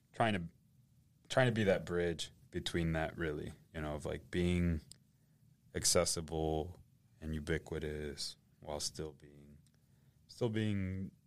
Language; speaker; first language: English; native; English